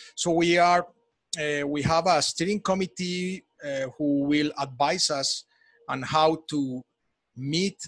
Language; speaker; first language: English; non-native, fluent; Spanish